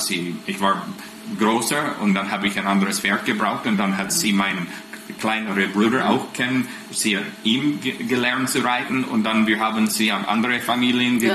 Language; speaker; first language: German; non-native, fluent; English